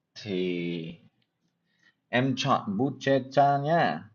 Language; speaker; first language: Vietnamese; non-native, learner; English